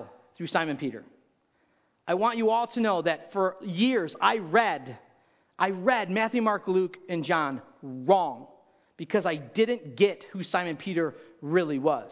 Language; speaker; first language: English; native; English